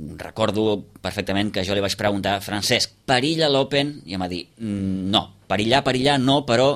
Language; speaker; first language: Catalan; native; Catalan